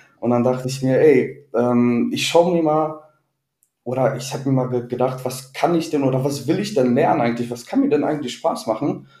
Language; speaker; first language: German; native; German